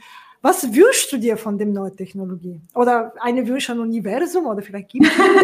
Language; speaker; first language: German; non-native, fluent; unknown